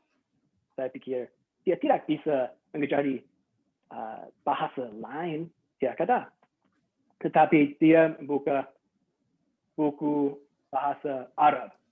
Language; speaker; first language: Indonesian; non-native, fluent; English